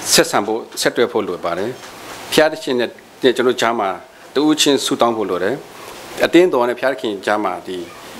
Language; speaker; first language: Burmese; non-native, local second language; Kachin